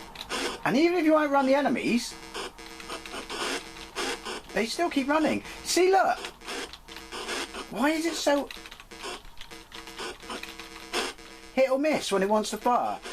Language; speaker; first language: English; native; English